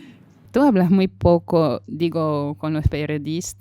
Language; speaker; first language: Spanish; non-native, fluent; French